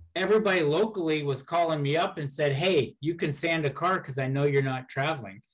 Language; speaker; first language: English; native; English